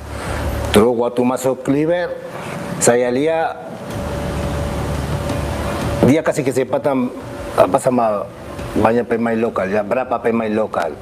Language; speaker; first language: Indonesian; non-native, fluent; Spanish